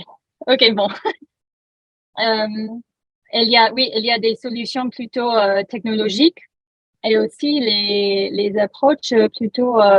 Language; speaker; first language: French; non-native, learner; English